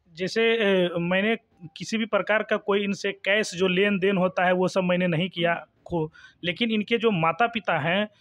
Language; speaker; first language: Hindi; native; Hindi